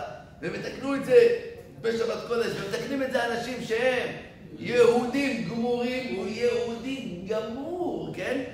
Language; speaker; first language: Hebrew; native; Hebrew